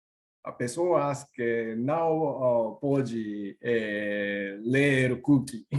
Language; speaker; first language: Portuguese; non-native, learner; Japanese